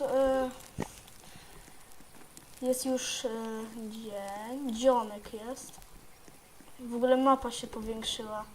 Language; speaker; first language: Polish; native; Polish